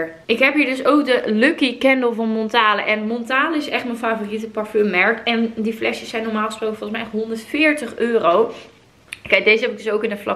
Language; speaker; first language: Dutch; native; Dutch